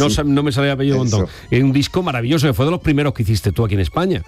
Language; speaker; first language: Spanish; native; Spanish